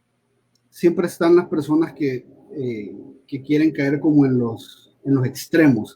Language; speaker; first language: Spanish; native; Spanish